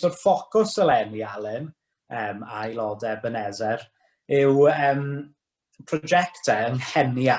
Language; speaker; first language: Welsh; native; Welsh